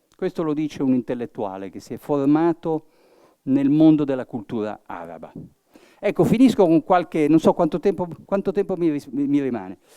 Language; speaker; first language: Italian; early bilingual, heritage; Italian